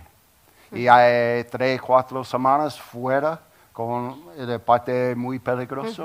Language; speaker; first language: Spanish; non-native, learner; English